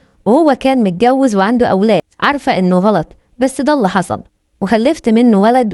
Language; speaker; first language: Arabic; native; Arabic